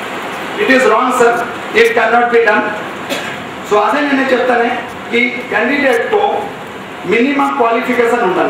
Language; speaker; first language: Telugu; non-native, local second language; Hindi